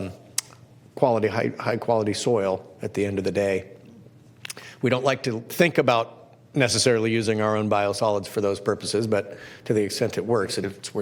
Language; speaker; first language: English; native; English